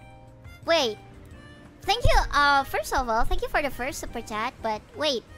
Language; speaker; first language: English; non-native, fluent; Indonesian